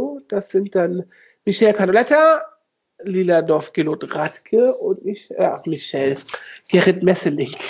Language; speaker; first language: German; native; German